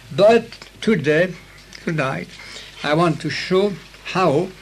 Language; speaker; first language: English; non-native, fluent; French